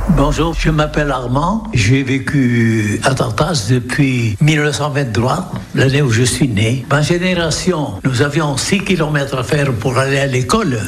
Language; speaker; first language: French; non-native, local second language; Occitan